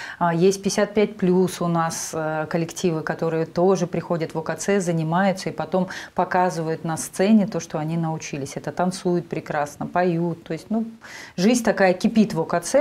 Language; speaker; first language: Russian; native; Russian